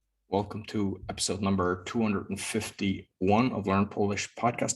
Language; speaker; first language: English; native; English